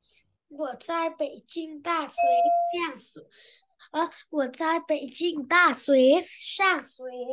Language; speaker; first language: Chinese; non-native, learner; Vietnamese